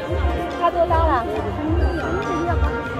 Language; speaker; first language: Chinese; non-native, learner; Vietnamese